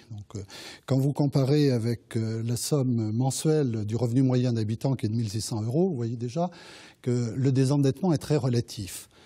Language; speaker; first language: French; native; French